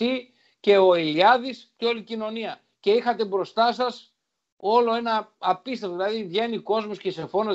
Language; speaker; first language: Greek; native; Greek